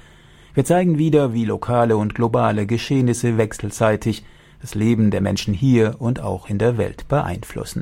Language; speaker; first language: German; native; German